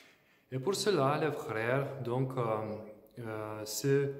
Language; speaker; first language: French; non-native, fluent; Slovenian